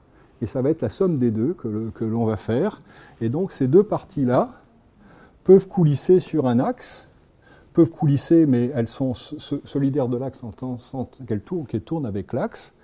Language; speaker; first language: French; native; French